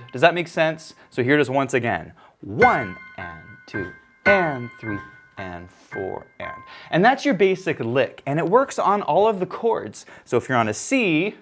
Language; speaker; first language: English; native; English